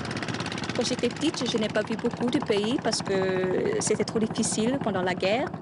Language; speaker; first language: French; non-native, fluent; Vietnamese